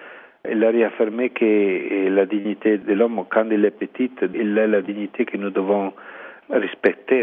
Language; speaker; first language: French; non-native, learner; Italian